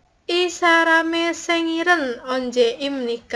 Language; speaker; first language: Korean; non-native, learner; Indonesian